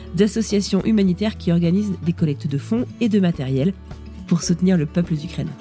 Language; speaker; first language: French; native; French